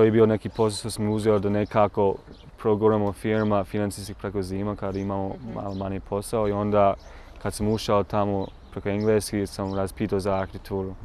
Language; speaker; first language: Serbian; non-native, learner; English